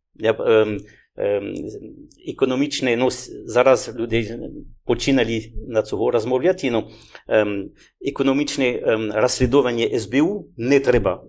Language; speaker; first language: Ukrainian; non-native, learner; French